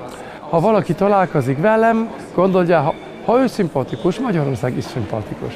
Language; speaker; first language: Hungarian; non-native, learner; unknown